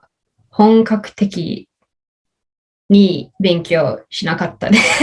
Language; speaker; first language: Japanese; non-native, learner; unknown